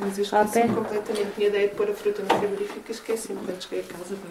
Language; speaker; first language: Portuguese; native; Portuguese